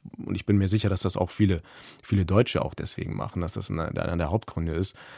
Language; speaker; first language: German; native; German